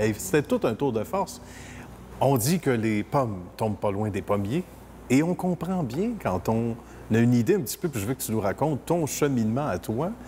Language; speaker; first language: French; native; French